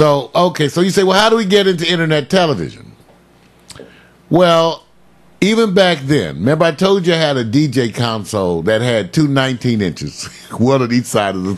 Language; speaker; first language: English; native; English